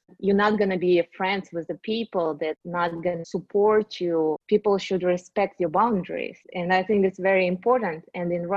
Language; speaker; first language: English; non-native, fluent; Russian